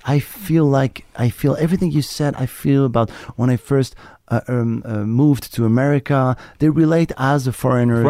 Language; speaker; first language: English; non-native, fluent; Arabic